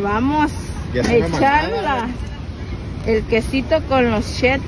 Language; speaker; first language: Spanish; native; Spanish